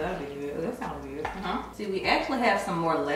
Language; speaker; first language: English; native; English